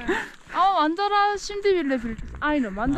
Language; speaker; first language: Turkish; non-native, learner; Korean